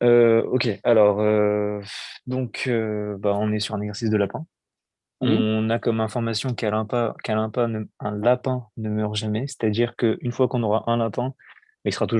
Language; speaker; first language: French; native; French